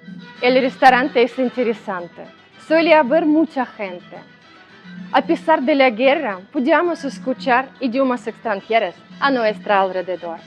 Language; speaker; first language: Spanish; non-native, learner; Ukrainian